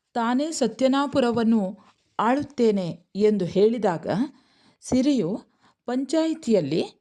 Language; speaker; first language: Kannada; native; Kannada